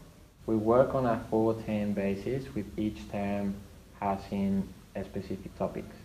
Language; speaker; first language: English; non-native, fluent; Spanish